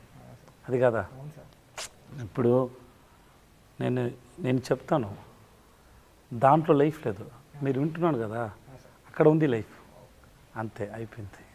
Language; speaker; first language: Telugu; non-native, learner; Tamil